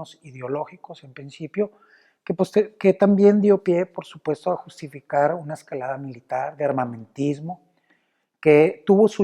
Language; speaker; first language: Spanish; native; Spanish